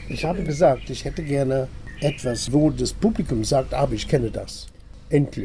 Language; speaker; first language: German; non-native, fluent; English